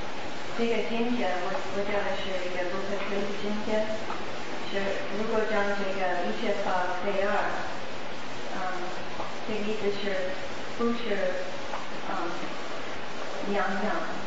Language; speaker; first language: Chinese; non-native, learner; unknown